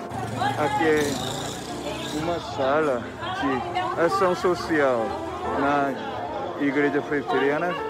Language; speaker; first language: Portuguese; non-native, learner; Korean